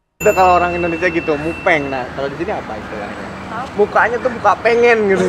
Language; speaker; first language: Indonesian; native; Indonesian